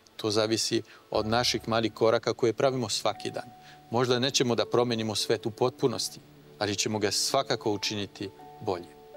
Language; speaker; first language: Croatian; non-native, fluent; French